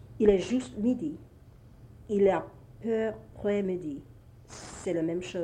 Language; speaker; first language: French; non-native, learner; English